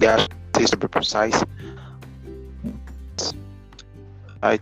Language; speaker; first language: English; non-native, local second language; Akan